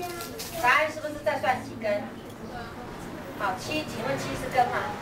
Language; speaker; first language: Chinese; native; Chinese